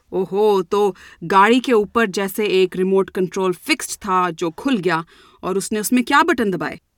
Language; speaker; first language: Hindi; native; Hindi